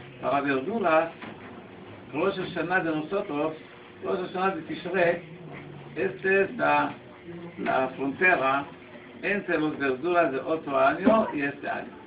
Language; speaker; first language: Spanish; non-native, learner; Hebrew